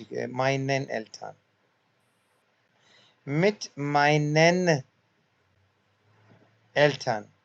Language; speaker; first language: German; non-native, learner; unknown